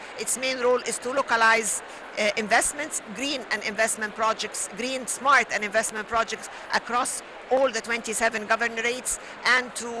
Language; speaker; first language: English; non-native, fluent; Arabic